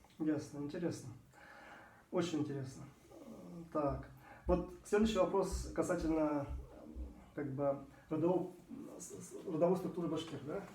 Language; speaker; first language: Russian; native; Russian